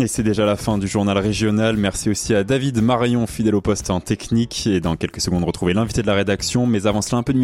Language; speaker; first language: French; native; French